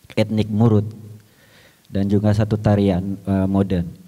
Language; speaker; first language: Malay; native; Malay